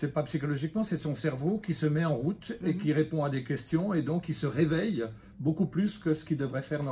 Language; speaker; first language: French; native; French